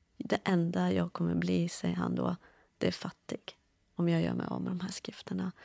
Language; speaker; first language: Swedish; early bilingual, other home language; Kurdish